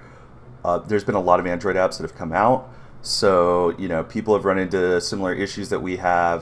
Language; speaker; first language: English; native; English